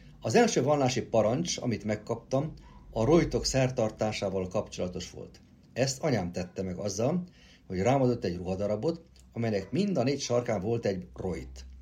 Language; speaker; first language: Hungarian; native; Hungarian